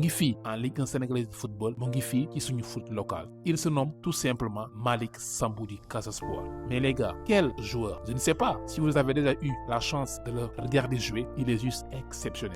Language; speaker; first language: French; non-native, local second language; Wolof